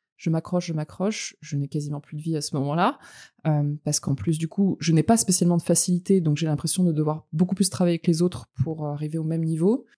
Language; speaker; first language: French; native; French